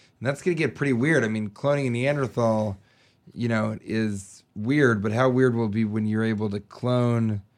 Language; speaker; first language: English; native; English